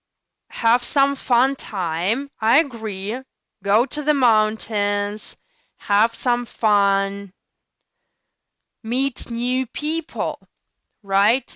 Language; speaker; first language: English; non-native, fluent; Russian